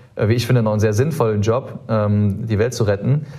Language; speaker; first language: German; native; German